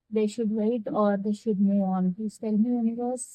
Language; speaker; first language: English; non-native, local second language; Telugu